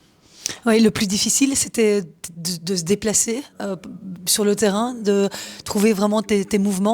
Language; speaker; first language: French; native; French